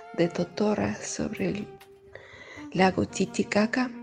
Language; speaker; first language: Spanish; non-native, fluent; Russian